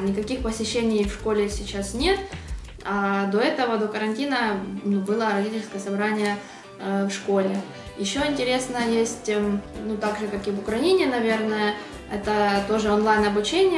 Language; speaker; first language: Russian; native; Russian